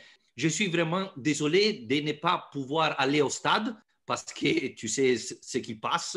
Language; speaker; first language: French; non-native, fluent; Italian